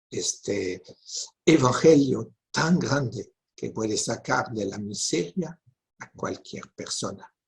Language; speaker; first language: Spanish; non-native, fluent; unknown